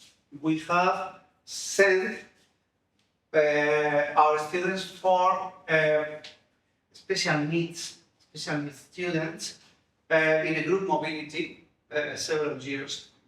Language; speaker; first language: English; non-native, fluent; Spanish